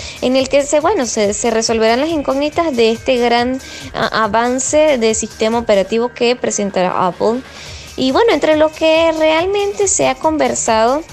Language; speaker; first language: Spanish; native; Spanish